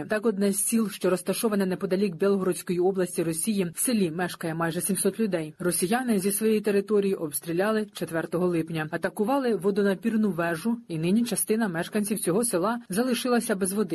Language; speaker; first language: Ukrainian; native; Ukrainian